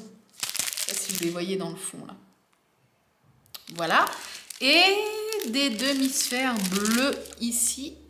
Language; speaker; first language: French; native; French